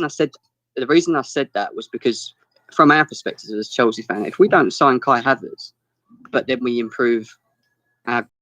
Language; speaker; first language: English; native; English